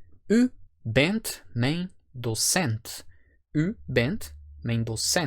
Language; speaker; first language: Dutch; non-native, fluent; Portuguese